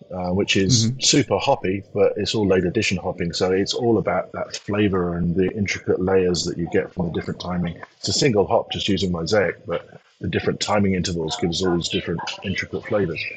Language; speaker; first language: English; native; English